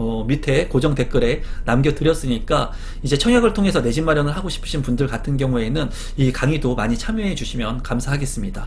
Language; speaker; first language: Korean; native; Korean